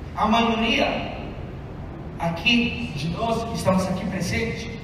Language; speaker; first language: Portuguese; non-native, fluent; Italian